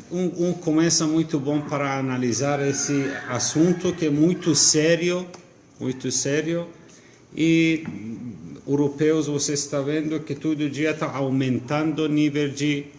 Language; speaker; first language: Portuguese; non-native, fluent; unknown